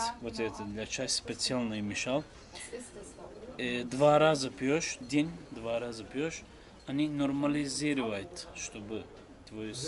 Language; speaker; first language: Russian; non-native, learner; Turkish